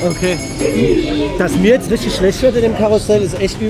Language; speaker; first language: German; native; German